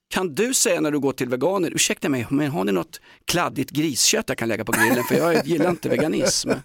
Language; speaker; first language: Swedish; native; Swedish